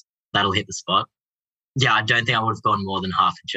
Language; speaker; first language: English; native; English